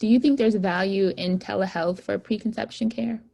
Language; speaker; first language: English; native; English